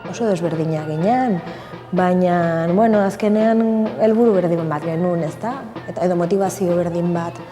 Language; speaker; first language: Basque; native; Basque